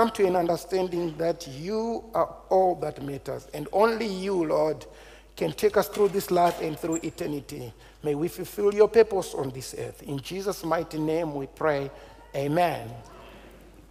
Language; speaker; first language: English; non-native, local second language; Shona